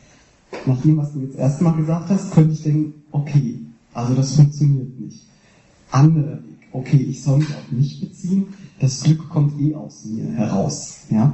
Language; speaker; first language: German; native; German